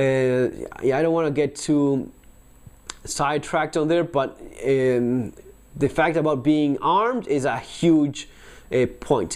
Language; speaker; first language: English; non-native, fluent; Spanish